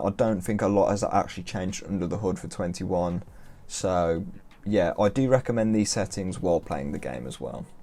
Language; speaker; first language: English; native; English